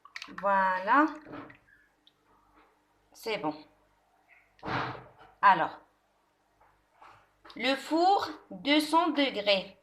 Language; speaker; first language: French; non-native, local second language; Arabic